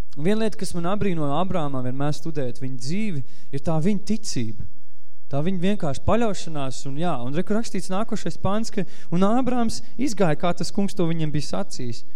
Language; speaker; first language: Latvian; native; Latvian